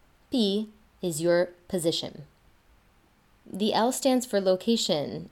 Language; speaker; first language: English; native; English